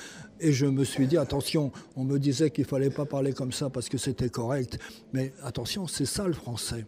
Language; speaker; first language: French; native; French